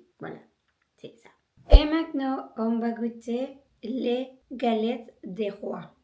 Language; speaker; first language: French; non-native, learner; Spanish